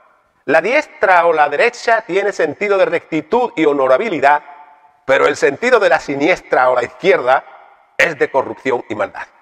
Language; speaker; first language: Spanish; native; Spanish